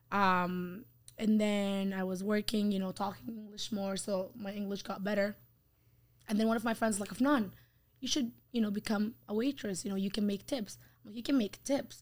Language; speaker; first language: English; non-native, fluent; Arabic